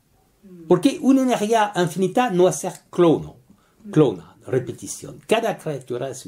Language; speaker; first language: Spanish; non-native, learner; French